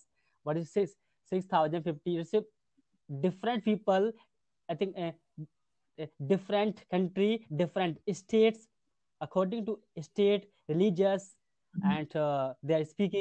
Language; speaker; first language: English; non-native, learner; Hindi